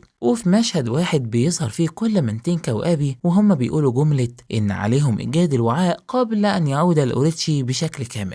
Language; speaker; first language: Arabic; native; Arabic